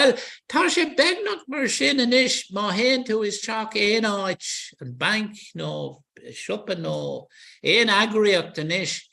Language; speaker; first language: Irish; non-native, local second language; English